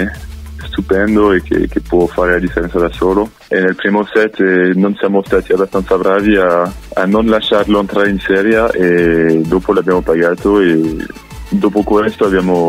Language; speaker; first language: Italian; non-native, fluent; French